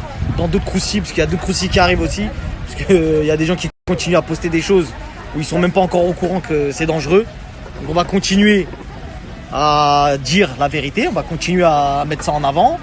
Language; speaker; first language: French; native; French